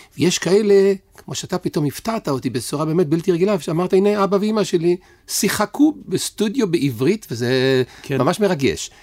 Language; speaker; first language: Hebrew; native; Hebrew